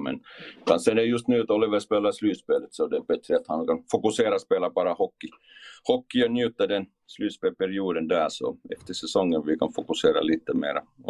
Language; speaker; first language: Swedish; non-native, fluent; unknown